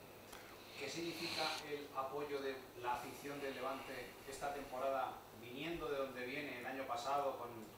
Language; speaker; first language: Spanish; native; Spanish